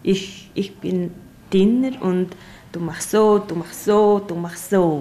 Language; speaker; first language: German; non-native, learner; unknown